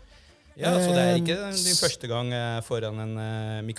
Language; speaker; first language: Norwegian; non-native, fluent; Spanish